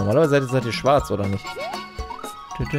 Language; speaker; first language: German; native; German